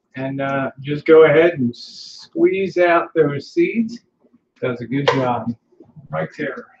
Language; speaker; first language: English; native; English